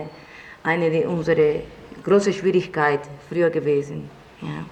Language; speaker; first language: German; non-native, fluent; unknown